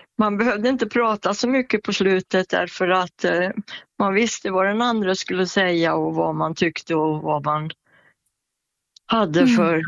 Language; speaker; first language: Swedish; native; Swedish